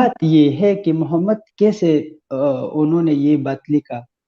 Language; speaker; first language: Hindi; non-native, learner; Pashto